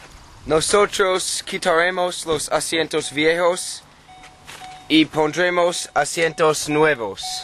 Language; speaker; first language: Spanish; non-native, learner; English